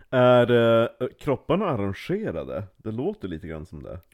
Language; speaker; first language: Swedish; native; Swedish